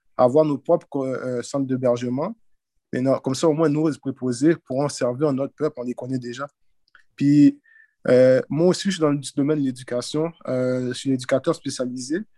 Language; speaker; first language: French; early bilingual, other home language; Haitian Creole